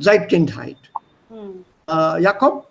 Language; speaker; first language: German; non-native, fluent; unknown